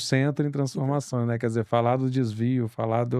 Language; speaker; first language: Portuguese; native; Portuguese